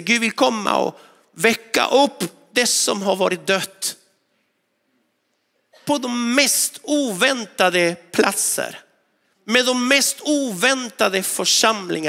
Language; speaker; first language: Swedish; non-native, fluent; Spanish